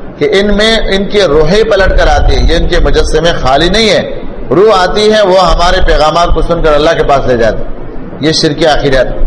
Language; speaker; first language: Urdu; non-native, local second language; Pashto